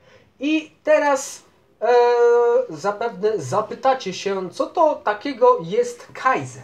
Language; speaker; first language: Polish; native; Polish